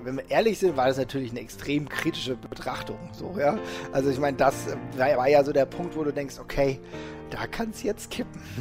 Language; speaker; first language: German; native; German